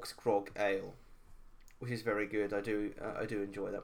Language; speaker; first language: English; native; English